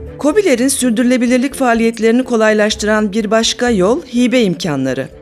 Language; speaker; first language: Turkish; native; Turkish